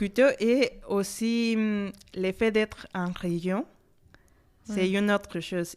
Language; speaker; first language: French; non-native, fluent; Spanish